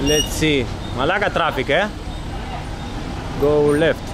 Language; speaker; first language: English; non-native, learner; Greek